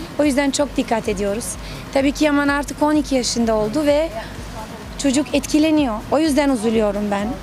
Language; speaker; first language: Turkish; non-native, fluent; Serbian